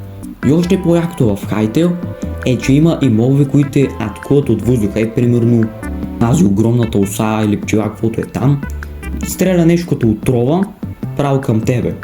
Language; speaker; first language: Bulgarian; native; Bulgarian